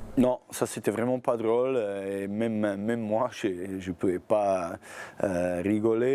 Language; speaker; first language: French; non-native, fluent; Bosnian